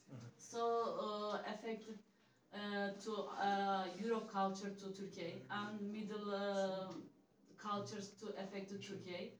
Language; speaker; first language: English; non-native, learner; Turkish